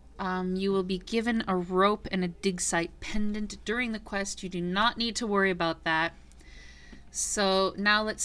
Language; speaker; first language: English; native; English